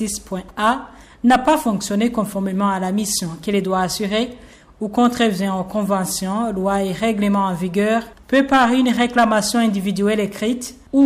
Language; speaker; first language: French; non-native, local second language; Rundi